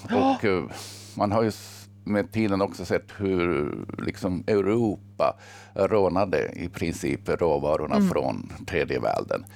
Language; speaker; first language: Swedish; early bilingual, other home language; Finnish